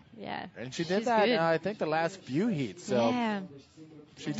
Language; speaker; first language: English; native; English